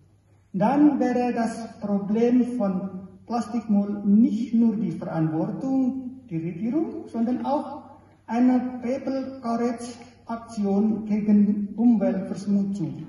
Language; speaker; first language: German; non-native, fluent; Indonesian